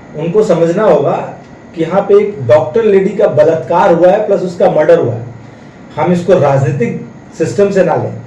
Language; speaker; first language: Hindi; non-native, local second language; Bangla